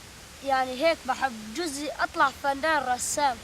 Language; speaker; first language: Arabic; native; Arabic